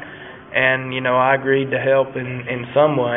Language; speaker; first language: English; native; English